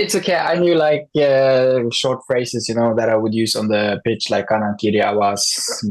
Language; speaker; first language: English; non-native, fluent; Norwegian